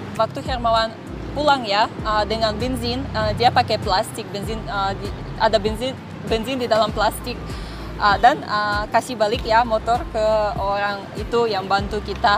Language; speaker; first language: Indonesian; non-native, fluent; Russian